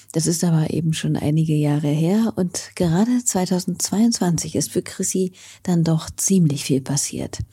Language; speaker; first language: German; native; German